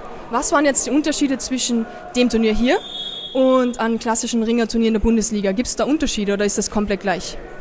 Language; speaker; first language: German; native; German